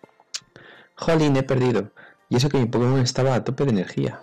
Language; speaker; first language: Spanish; native; Spanish